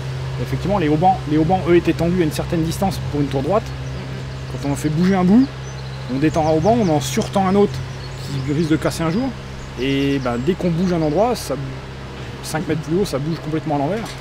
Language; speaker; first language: French; native; French